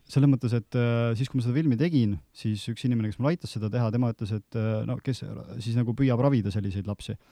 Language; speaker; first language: Estonian; native; Estonian